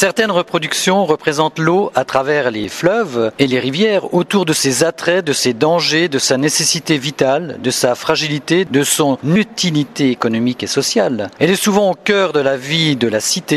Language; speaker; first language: French; native; French